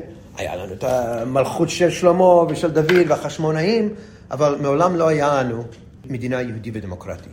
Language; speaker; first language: Hebrew; non-native, fluent; English